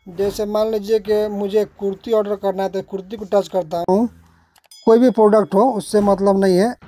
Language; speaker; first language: Hindi; native; Hindi